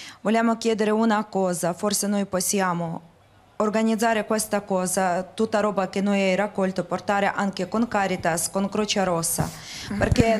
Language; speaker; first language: Italian; non-native, learner; Ukrainian